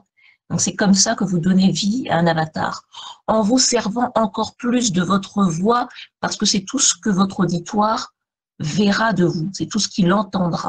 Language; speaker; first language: French; native; French